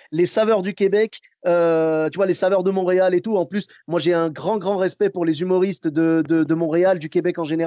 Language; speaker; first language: French; early bilingual, other home language; Arabic